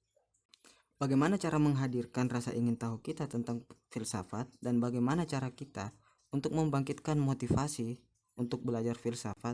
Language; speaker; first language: Indonesian; native; Indonesian